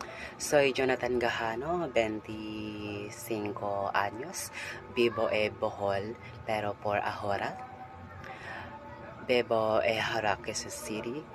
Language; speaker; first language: Spanish; non-native, learner; Cebuano